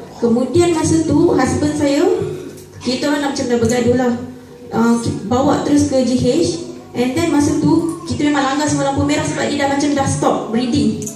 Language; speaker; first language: Malay; native; Malay